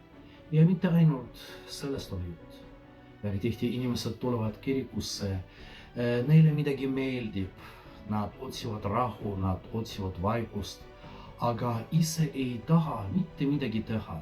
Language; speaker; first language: Estonian; non-native, fluent; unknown